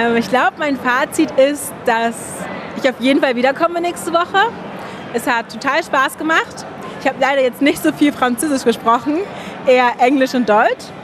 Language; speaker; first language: German; native; German